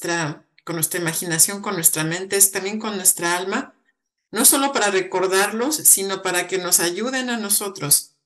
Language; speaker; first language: Spanish; native; Spanish